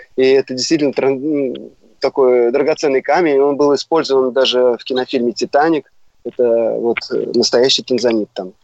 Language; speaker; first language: Russian; native; Russian